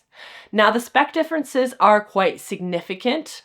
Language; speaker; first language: English; native; English